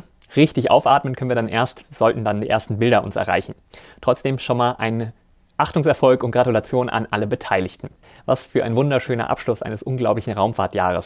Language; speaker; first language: German; native; German